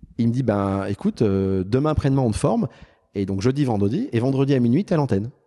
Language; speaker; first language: French; native; French